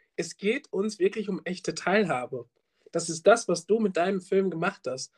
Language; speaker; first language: German; early bilingual, other home language; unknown